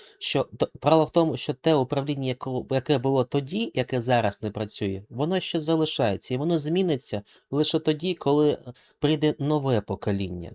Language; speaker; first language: Ukrainian; non-native, local second language; Russian